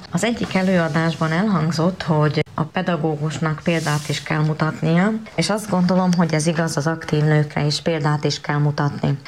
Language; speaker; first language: Hungarian; native; Hungarian